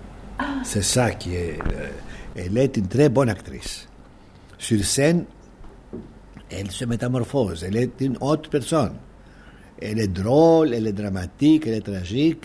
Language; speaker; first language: French; non-native, fluent; Greek